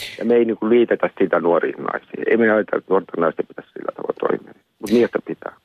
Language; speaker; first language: Finnish; native; Finnish